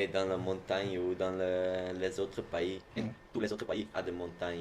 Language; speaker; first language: French; non-native, learner; Dutch